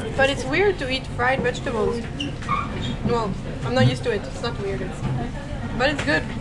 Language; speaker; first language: English; non-native, fluent; Slovak